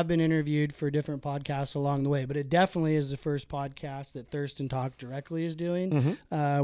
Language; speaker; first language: English; native; English